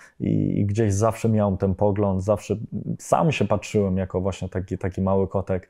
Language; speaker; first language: Polish; early bilingual, heritage; Polish